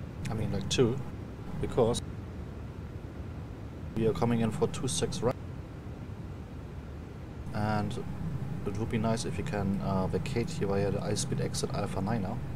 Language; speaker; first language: English; non-native, fluent; German